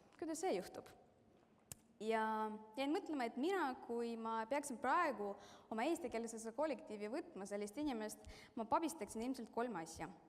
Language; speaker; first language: Estonian; non-native, local second language; Russian